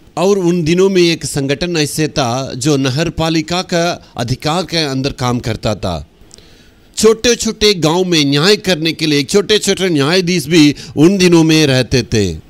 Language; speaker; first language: Hindi; non-native, local second language; Tamil